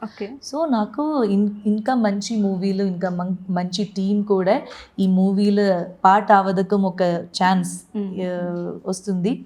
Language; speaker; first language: Telugu; non-native, learner; Malayalam